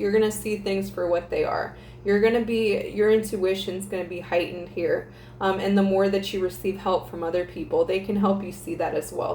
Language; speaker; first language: English; native; English